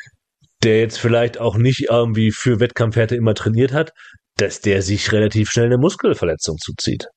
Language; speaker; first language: German; native; German